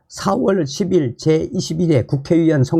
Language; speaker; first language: Korean; native; Korean